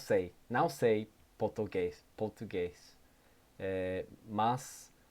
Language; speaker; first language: Portuguese; non-native, learner; English